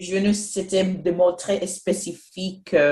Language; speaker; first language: French; non-native, fluent; Spanish